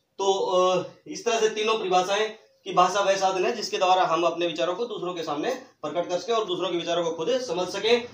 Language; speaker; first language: Hindi; native; Hindi